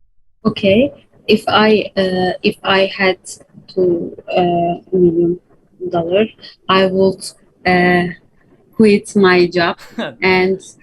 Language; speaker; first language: English; non-native, learner; Turkish